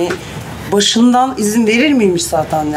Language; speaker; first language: Turkish; native; Turkish